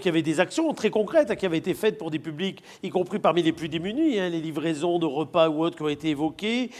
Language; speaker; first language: French; native; French